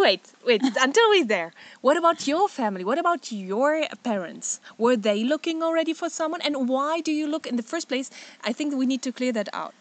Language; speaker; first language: English; non-native, fluent; Polish